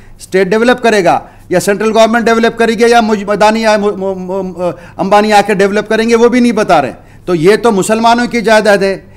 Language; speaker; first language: Urdu; native; Urdu